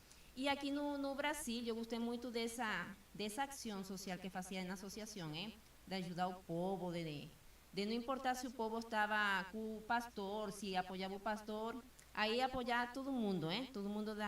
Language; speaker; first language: Portuguese; non-native, fluent; Spanish